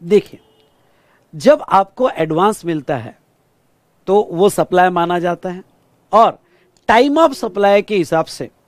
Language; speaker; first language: Hindi; non-native, local second language; Marathi